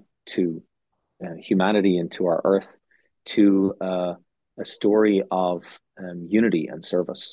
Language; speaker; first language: English; native; English